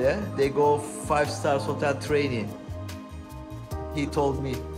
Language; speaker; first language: English; non-native, learner; Turkish